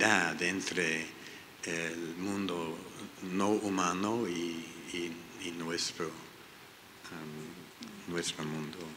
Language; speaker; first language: Spanish; non-native, learner; English